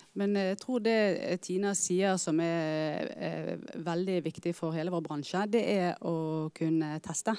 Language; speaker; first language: Norwegian; native; Norwegian